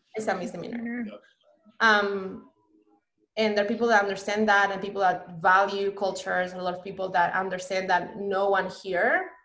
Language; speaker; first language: English; non-native, fluent; Spanish